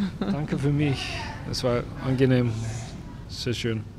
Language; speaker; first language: German; non-native, learner; Icelandic